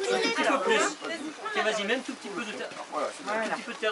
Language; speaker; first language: French; native; French